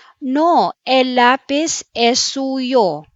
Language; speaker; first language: Spanish; non-native, fluent; Filipino